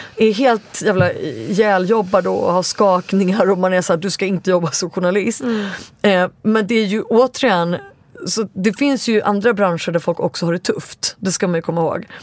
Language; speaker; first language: Swedish; native; Swedish